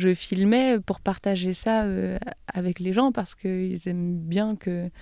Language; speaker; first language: French; native; French